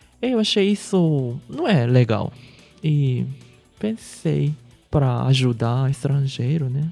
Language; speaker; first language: Portuguese; early bilingual, heritage; Japanese